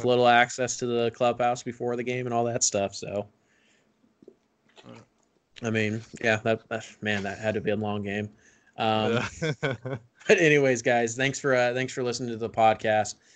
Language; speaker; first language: English; native; English